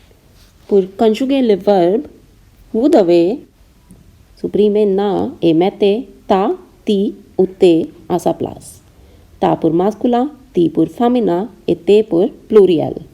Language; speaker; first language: French; non-native, fluent; Hindi